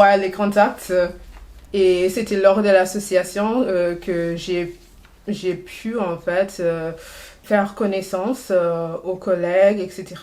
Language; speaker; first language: French; non-native, fluent; English